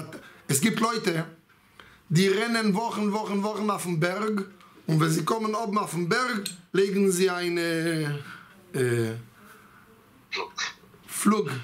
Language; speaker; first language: German; non-native, fluent; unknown